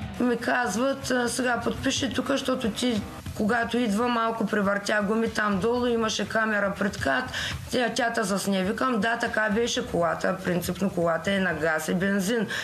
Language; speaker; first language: Bulgarian; native; Bulgarian